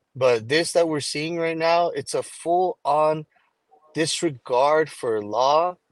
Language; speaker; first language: English; early bilingual, other home language; Spanish